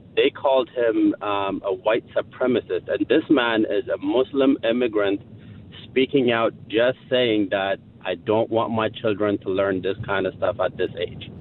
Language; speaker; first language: English; non-native, fluent; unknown